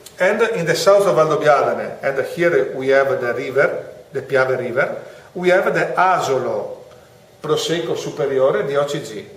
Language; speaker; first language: English; non-native, fluent; Italian